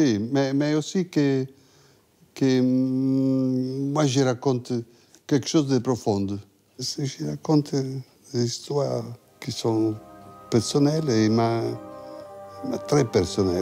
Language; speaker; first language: French; non-native, fluent; Italian